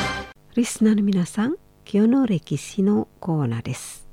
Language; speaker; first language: Japanese; non-native, fluent; Indonesian